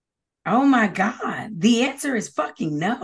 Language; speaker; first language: English; native; English